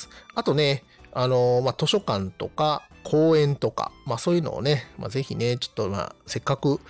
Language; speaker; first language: Japanese; native; Japanese